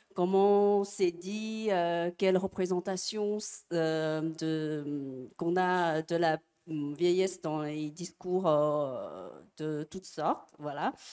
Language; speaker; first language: French; non-native, fluent; Chinese